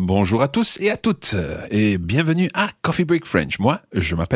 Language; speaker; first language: French; non-native, fluent; English